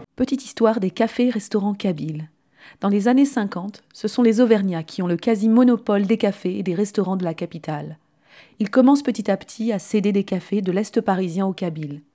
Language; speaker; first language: French; native; French